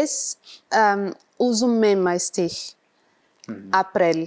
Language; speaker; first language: Armenian; non-native, learner; Portuguese